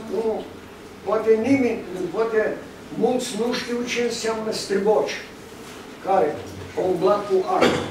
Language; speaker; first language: Romanian; non-native, local second language; Ukrainian